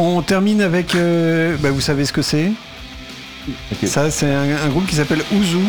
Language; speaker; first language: French; native; French